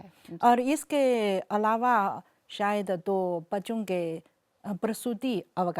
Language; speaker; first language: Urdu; non-native, learner; Chinese